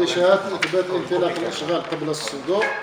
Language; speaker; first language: Arabic; native; Arabic